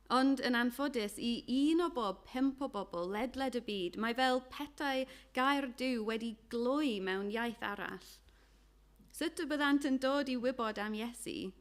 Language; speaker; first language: Welsh; non-native, fluent; English